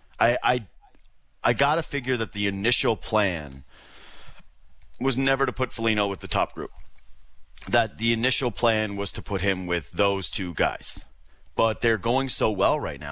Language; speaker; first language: English; native; English